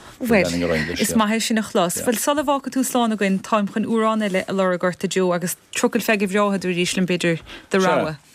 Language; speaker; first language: Irish; native; Irish